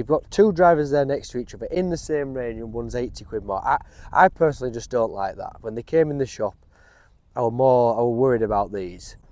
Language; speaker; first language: English; native; English